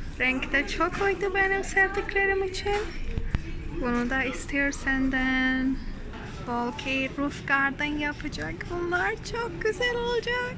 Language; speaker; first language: Turkish; non-native, learner; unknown